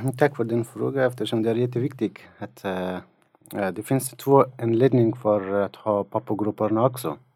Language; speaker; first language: Swedish; non-native, learner; Persian